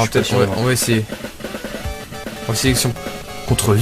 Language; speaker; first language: French; native; French